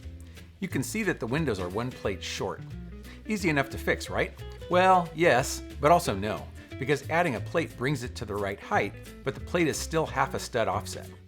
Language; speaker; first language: English; native; English